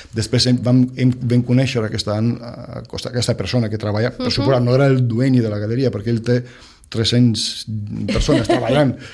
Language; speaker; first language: Catalan; non-native, fluent; Romanian